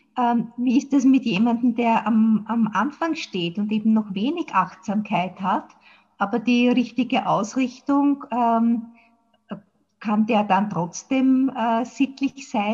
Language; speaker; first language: German; native; German